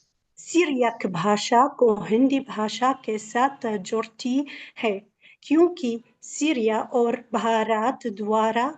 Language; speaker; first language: Hindi; non-native, learner; Arabic